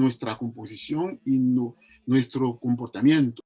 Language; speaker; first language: Spanish; non-native, fluent; Haitian Creole